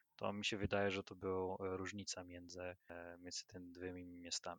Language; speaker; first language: Polish; non-native, learner; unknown